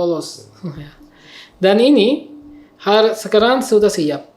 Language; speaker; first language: Indonesian; non-native, learner; Arabic